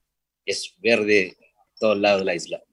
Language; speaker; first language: Spanish; non-native, fluent; Sinhala